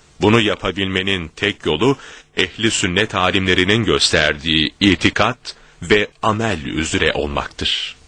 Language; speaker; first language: Turkish; native; Turkish